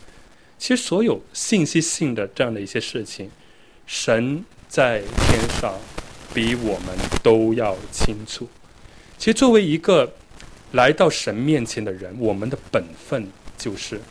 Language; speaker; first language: Chinese; native; Chinese